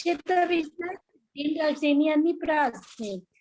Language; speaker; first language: Russian; non-native, fluent; Hindi